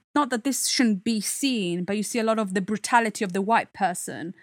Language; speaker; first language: English; non-native, fluent; Italian